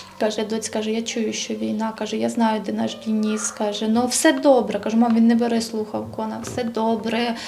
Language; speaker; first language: Ukrainian; native; Ukrainian